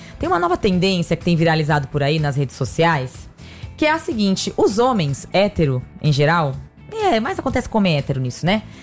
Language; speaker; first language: Portuguese; native; Portuguese